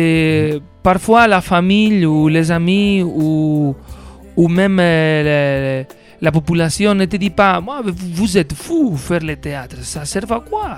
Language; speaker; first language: French; non-native, learner; Spanish